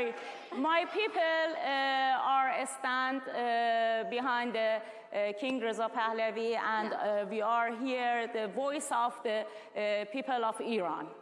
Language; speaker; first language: English; non-native, learner; Persian